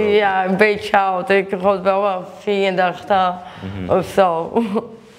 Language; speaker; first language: Dutch; non-native, learner; Portuguese